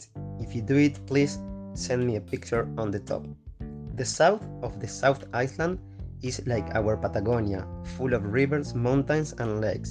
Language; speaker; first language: English; non-native, fluent; Spanish